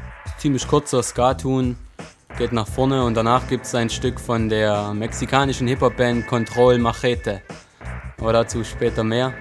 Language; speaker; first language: German; native; German